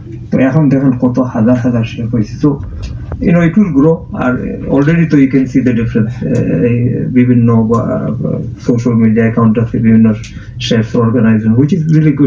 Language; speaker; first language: Bangla; early bilingual, heritage; Bangla